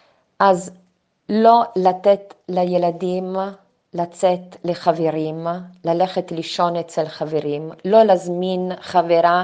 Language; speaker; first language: Hebrew; non-native, fluent; Italian